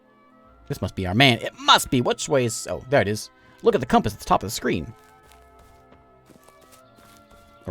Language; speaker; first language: English; native; English